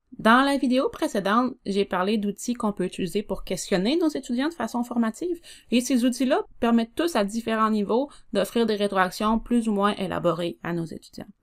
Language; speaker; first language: French; native; French